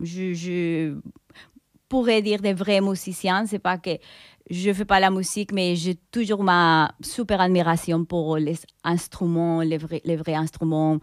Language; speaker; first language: French; non-native, fluent; Spanish